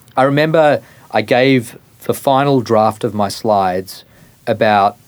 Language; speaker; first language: English; native; English